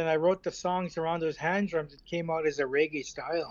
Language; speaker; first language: English; native; English